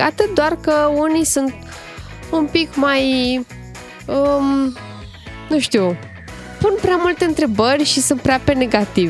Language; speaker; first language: Romanian; native; Romanian